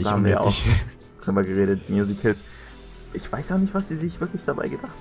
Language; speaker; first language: German; native; German